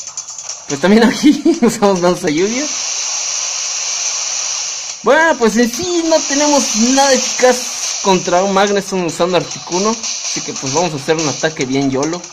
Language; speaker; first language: Spanish; native; Spanish